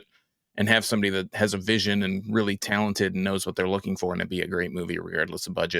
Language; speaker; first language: English; native; English